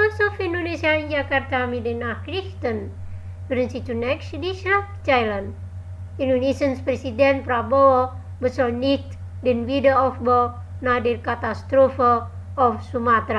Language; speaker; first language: German; non-native, fluent; Indonesian